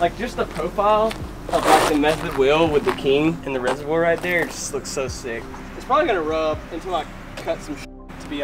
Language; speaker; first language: English; native; English